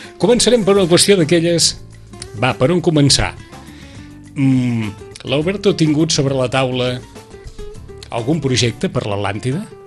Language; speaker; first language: Catalan; native; Catalan